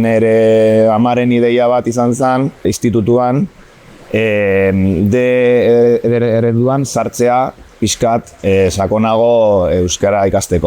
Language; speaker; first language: Basque; non-native, local second language; Spanish